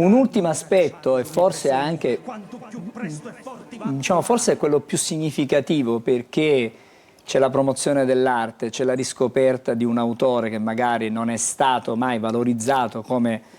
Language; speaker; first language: Italian; native; Italian